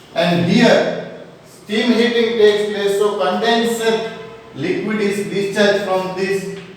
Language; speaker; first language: English; non-native, local second language; Gujarati